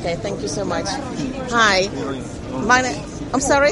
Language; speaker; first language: English; non-native, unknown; Dutch